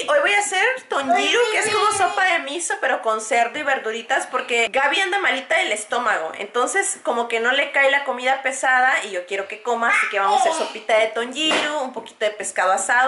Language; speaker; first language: Spanish; native; Spanish